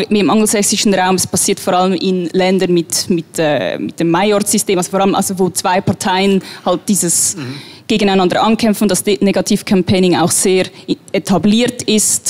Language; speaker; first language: German; native; German